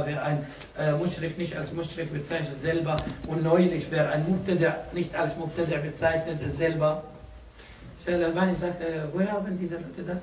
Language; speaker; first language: German; non-native, fluent; Arabic